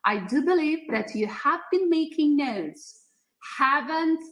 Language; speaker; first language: English; non-native, learner; Ukrainian